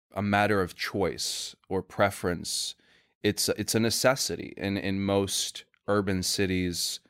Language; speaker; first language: English; non-native, fluent; Swedish